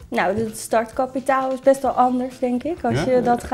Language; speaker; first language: Dutch; native; Dutch